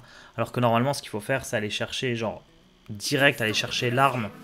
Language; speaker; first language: French; native; French